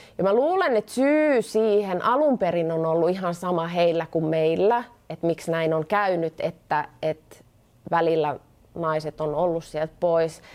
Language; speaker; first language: Finnish; native; Finnish